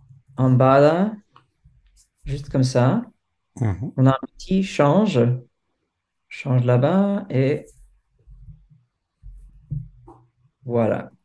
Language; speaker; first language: French; non-native, fluent; English